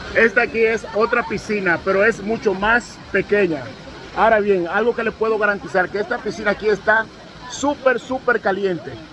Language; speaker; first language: Spanish; native; Spanish